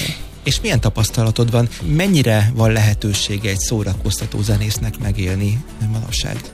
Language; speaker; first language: Hungarian; native; Hungarian